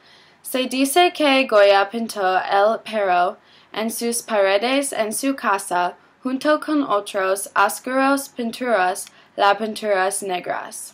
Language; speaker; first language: Spanish; non-native, learner; English